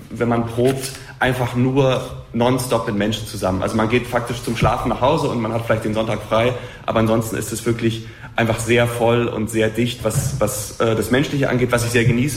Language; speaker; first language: German; native; German